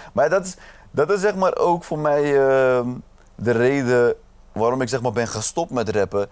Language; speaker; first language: Dutch; early bilingual, other home language; Arabic